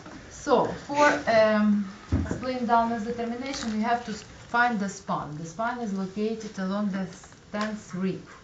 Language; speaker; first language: English; non-native, fluent; Ukrainian